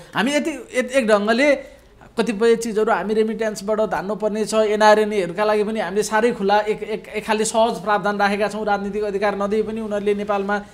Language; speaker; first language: Nepali; native; Nepali